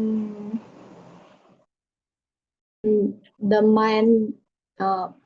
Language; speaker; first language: English; non-native, learner; Vietnamese